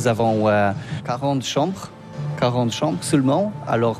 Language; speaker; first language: French; non-native, learner; Polish